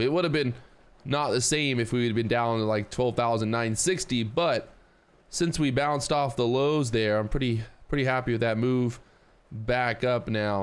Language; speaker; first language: English; native; English